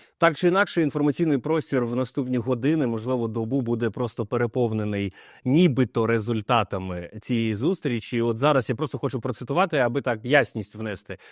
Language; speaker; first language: Ukrainian; native; Ukrainian